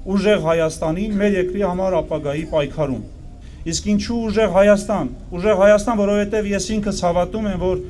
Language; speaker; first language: Armenian; non-native, local second language; Kurdish